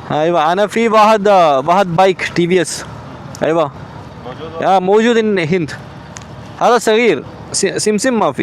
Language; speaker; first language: Arabic; non-native, learner; Malayalam